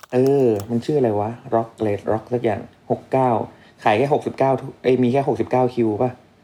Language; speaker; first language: Thai; native; Thai